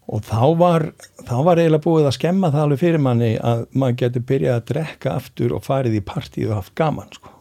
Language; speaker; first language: Icelandic; native; Icelandic